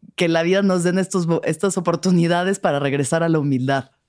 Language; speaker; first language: Spanish; native; Spanish